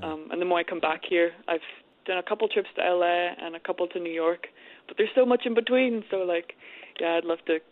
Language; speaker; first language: English; native; English